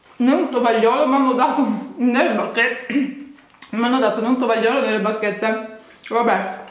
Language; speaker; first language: Italian; native; Italian